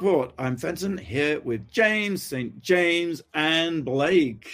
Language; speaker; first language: English; native; English